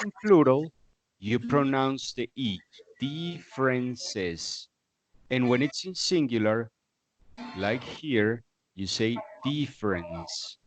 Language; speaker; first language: English; non-native, fluent; Spanish